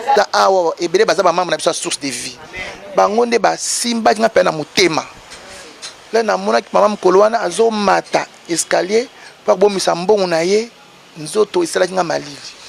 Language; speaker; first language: Lingala; non-native, local second language; Kongo